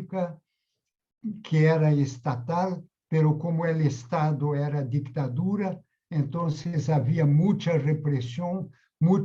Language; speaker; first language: Spanish; non-native, fluent; Portuguese